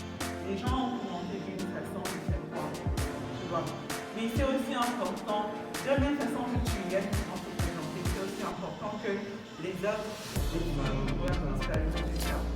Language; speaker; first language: French; non-native, local second language; Kinyarwanda